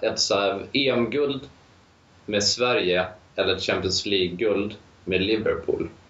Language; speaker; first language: Swedish; native; Swedish